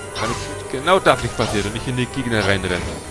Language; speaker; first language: German; native; German